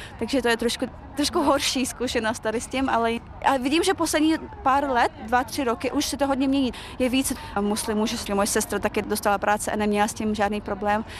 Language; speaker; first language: Czech; early bilingual, other home language; Chechen